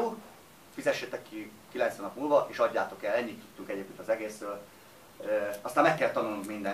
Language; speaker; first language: Hungarian; native; Hungarian